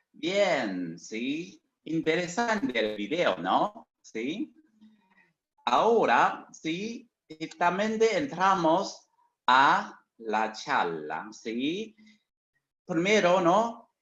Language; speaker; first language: Spanish; non-native, fluent; Chinese